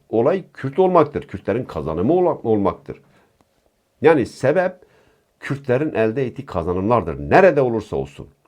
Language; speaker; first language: Turkish; non-native, local second language; Kurdish